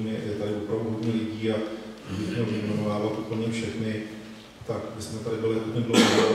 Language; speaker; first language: Czech; native; Czech